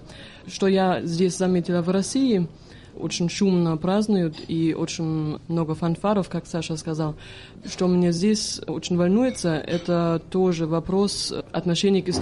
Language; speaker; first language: Russian; non-native, fluent; German